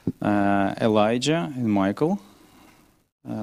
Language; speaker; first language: English; non-native, learner; Ukrainian